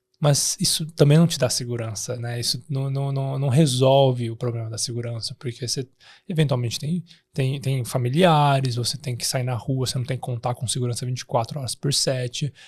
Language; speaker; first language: Portuguese; early bilingual, other home language; Chinese